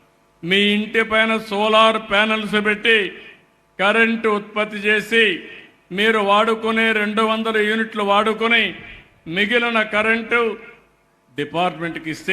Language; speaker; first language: Telugu; native; Telugu